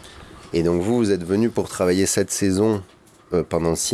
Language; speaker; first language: French; native; French